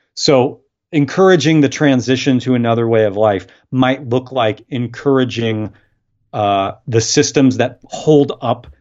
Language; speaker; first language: English; native; English